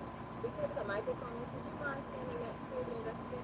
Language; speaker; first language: English; native; English